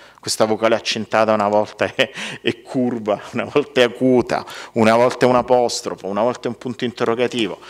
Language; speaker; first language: Italian; native; Italian